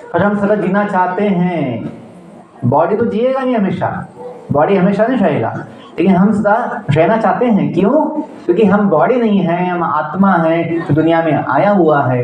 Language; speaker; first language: Hindi; non-native, local second language; Marathi